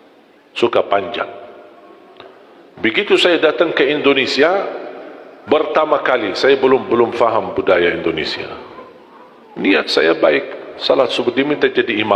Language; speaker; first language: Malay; non-native, fluent; Arabic